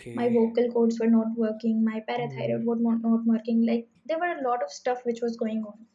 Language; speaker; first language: English; non-native, local second language; Hindi